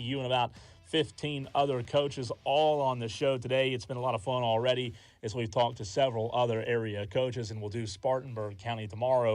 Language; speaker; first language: English; native; English